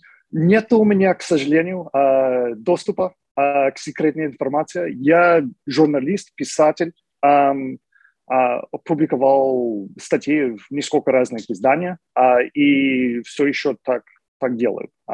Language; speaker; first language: Russian; non-native, fluent; English